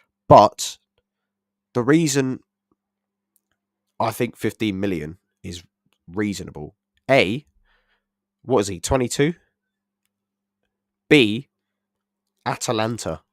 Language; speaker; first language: English; native; English